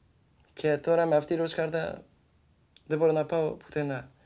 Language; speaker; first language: Greek; non-native, learner; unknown